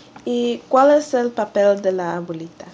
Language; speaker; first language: Spanish; non-native, learner; English